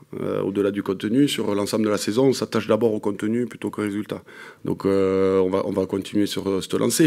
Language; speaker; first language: French; native; French